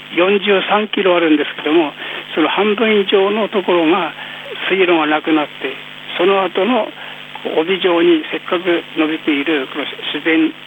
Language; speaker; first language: Japanese; native; Japanese